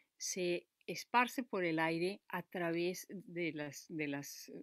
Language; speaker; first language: Spanish; native; Spanish